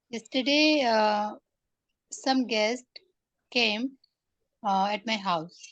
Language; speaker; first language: English; non-native, learner; Hindi